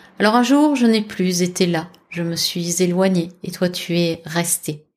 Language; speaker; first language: French; native; French